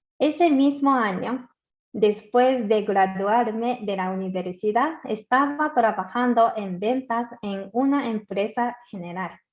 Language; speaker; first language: Spanish; non-native, fluent; Japanese